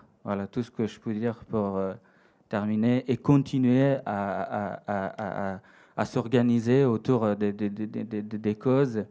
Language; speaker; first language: French; non-native, fluent; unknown